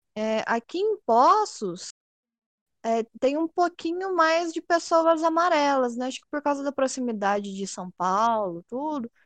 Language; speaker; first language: Portuguese; native; Portuguese